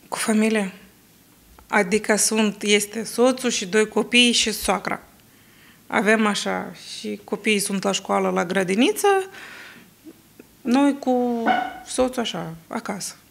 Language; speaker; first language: Romanian; early bilingual, heritage; Romanian